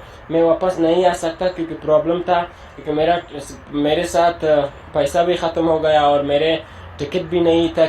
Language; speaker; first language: Hindi; non-native, learner; Persian